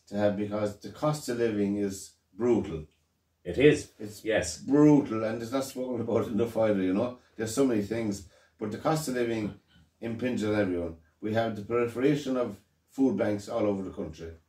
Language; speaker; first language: English; native; English